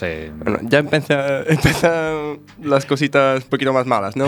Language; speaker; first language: Spanish; non-native, fluent; Italian